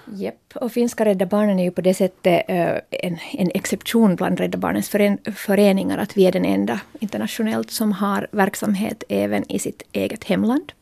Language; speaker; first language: Swedish; native; Swedish